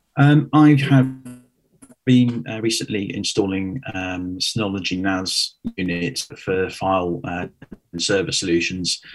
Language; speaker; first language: English; native; English